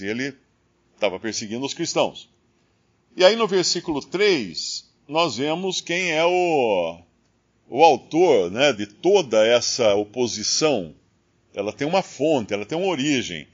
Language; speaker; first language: Portuguese; native; Portuguese